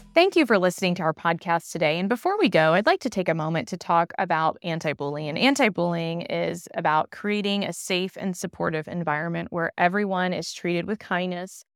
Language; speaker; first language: English; native; English